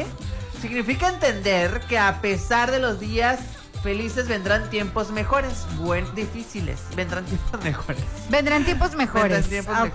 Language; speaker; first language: Spanish; native; Spanish